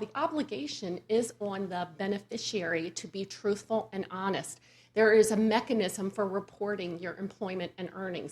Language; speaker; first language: English; native; English